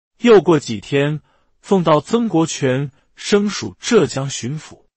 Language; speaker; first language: Chinese; native; Chinese